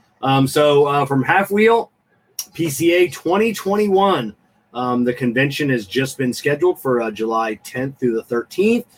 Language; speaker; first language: English; native; English